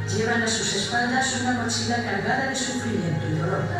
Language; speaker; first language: Spanish; native; Spanish